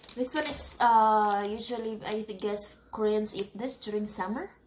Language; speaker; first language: English; non-native, local second language; Cebuano